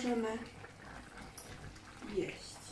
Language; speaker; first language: Polish; non-native, learner; Chinese